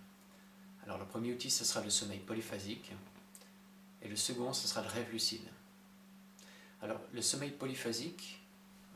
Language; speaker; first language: French; native; French